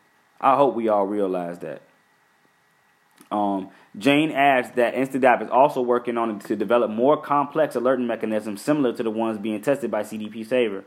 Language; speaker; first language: English; native; English